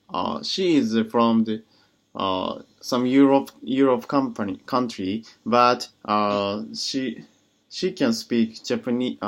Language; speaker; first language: English; non-native, learner; Japanese